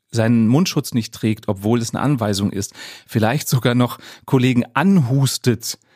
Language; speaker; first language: German; native; German